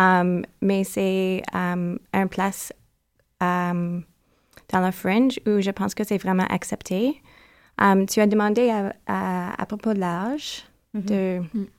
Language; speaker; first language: French; non-native, learner; English